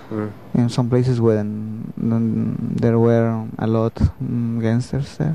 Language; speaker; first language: English; non-native, learner; Spanish